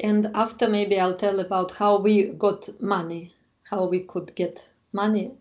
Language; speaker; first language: English; non-native, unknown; Russian